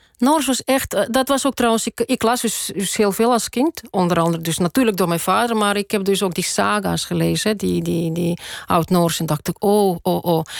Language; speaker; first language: Dutch; non-native, fluent; Russian